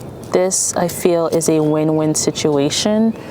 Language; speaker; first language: English; native; English